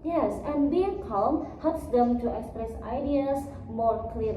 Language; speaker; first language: English; non-native, learner; Indonesian